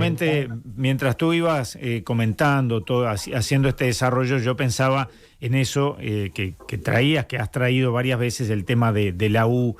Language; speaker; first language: Spanish; native; Spanish